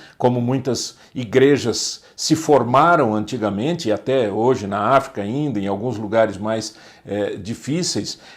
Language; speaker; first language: Portuguese; native; Portuguese